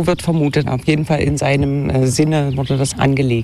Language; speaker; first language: German; native; German